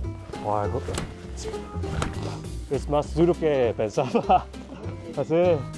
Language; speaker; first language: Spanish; non-native, learner; Korean